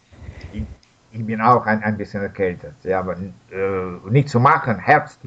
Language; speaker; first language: German; non-native, fluent; Russian